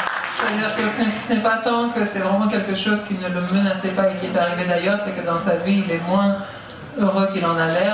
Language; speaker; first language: French; native; French